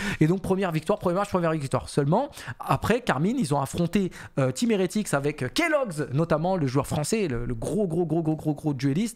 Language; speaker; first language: French; native; French